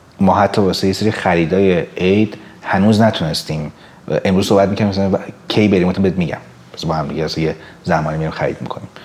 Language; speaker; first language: Persian; native; Persian